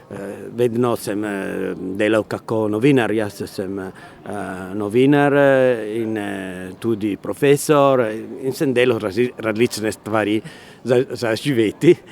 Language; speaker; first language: Slovenian; non-native, learner; Italian